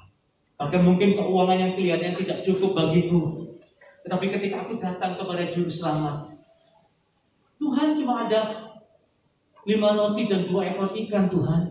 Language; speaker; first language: Indonesian; native; Indonesian